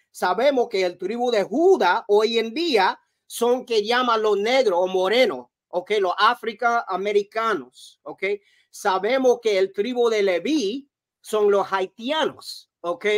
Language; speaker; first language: Spanish; early bilingual, heritage; Spanish